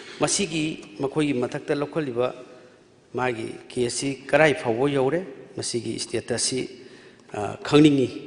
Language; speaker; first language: Manipuri; non-native, local second language; Tangkhul Naga (India)